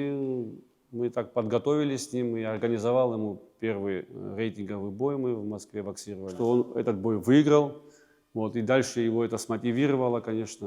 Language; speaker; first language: Russian; native; Russian